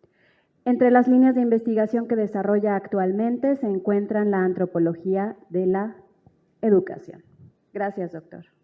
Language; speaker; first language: Spanish; native; Spanish